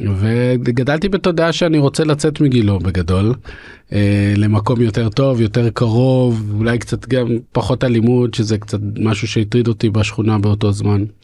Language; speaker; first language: Hebrew; early bilingual, other home language; Russian